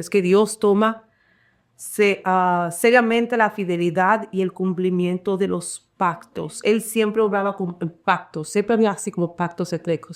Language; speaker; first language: Spanish; early bilingual, heritage; Spanish